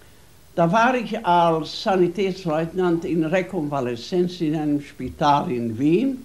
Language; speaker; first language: German; non-native, fluent; Hungarian